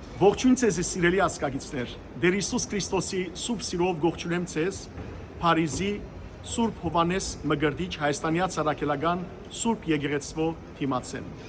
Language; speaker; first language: Armenian; native; Armenian